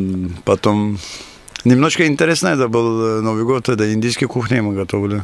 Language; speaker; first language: Russian; non-native, learner; Turkish